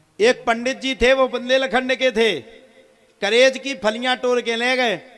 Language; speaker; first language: Hindi; native; Hindi